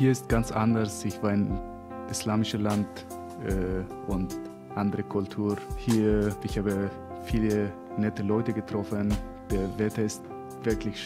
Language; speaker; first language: German; non-native, learner; Persian